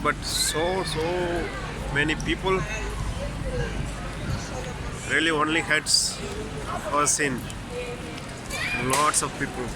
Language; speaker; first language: English; non-native, local second language; Tamil